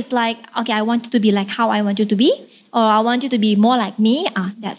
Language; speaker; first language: English; non-native, fluent; Indonesian